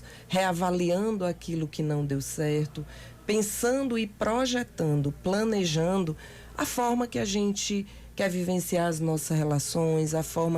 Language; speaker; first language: Portuguese; native; Portuguese